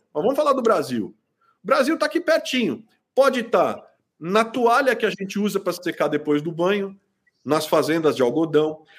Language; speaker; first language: Portuguese; native; Portuguese